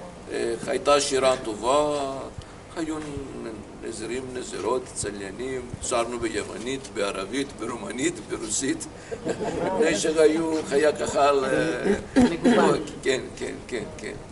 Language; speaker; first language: Hebrew; non-native, fluent; Greek